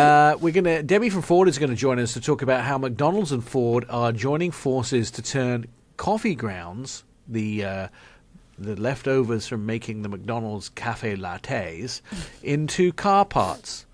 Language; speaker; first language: English; native; English